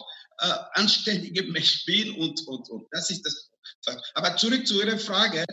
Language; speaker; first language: German; non-native, fluent; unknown